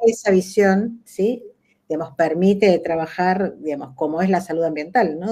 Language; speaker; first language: Spanish; native; Spanish